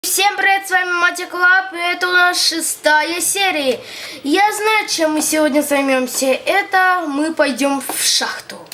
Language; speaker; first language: Russian; native; Russian